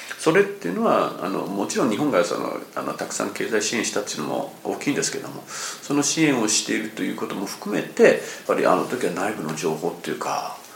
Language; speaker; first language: Japanese; native; Japanese